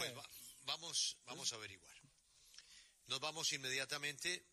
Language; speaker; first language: Spanish; native; Spanish